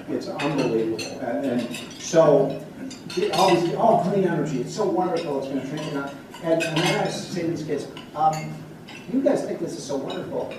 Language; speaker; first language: English; native; English